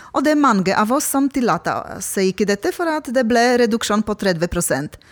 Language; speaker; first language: Norwegian; non-native, fluent; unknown